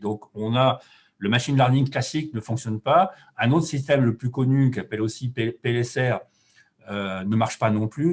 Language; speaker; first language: French; native; French